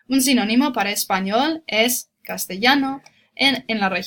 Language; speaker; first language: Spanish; non-native, fluent; English